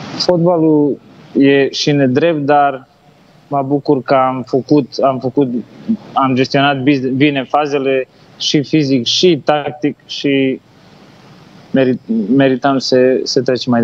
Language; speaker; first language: Romanian; non-native, fluent; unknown